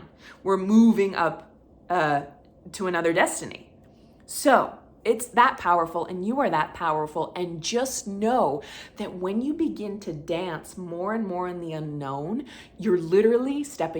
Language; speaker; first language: English; native; English